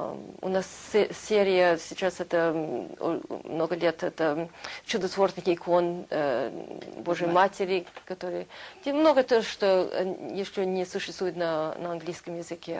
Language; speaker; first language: Russian; early bilingual, heritage; Russian